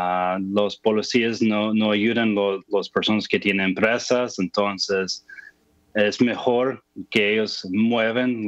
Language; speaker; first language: Spanish; non-native, fluent; English